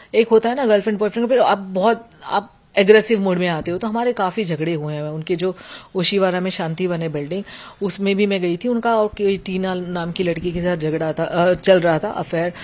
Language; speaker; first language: Hindi; native; Hindi